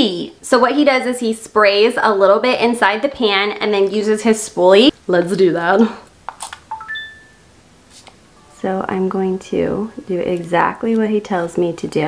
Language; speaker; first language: English; native; English